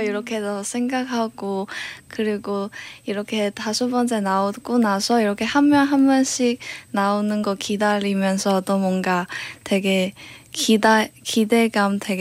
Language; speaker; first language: Korean; non-native, fluent; Cantonese